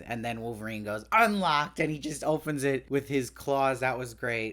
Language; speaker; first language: English; native; English